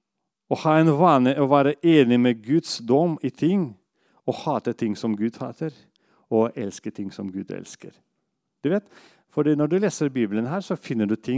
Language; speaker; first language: Norwegian; non-native, fluent; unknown